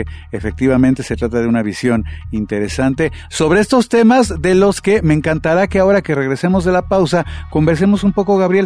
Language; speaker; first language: Spanish; native; Spanish